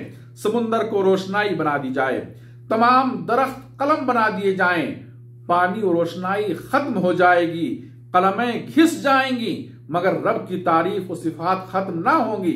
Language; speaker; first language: Urdu; native; Urdu